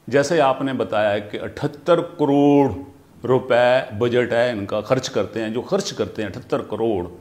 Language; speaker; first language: Urdu; native; Urdu